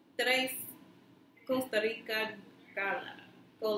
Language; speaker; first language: Spanish; non-native, learner; English